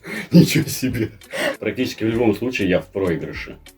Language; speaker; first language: Russian; native; Russian